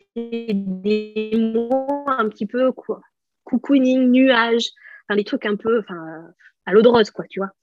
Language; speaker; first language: French; native; French